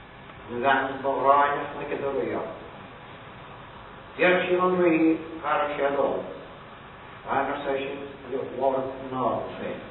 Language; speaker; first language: Irish; native; Irish